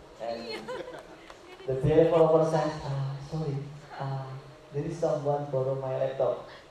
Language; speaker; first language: English; non-native, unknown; Indonesian